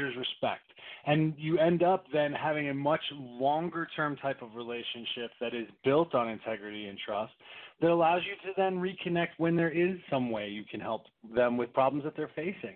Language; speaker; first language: English; native; English